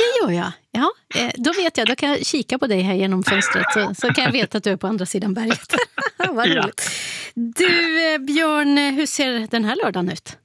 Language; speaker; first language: Swedish; native; Swedish